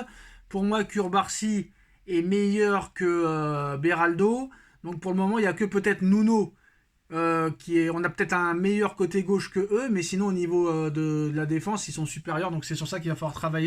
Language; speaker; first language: French; native; French